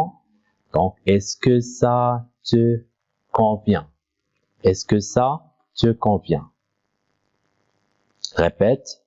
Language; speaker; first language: French; non-native, local second language; Arabic